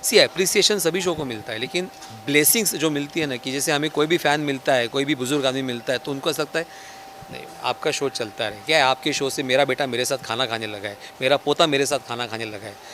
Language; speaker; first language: Hindi; non-native, local second language; Marathi